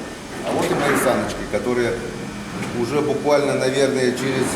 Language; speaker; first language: Russian; native; Russian